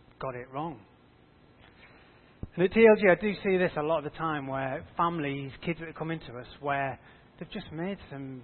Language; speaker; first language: English; native; English